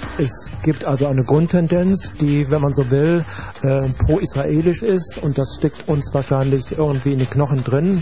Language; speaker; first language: German; native; German